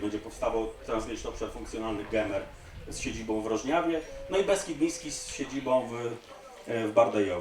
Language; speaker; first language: Polish; native; Polish